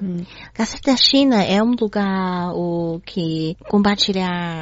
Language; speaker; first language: Portuguese; non-native, learner; Chinese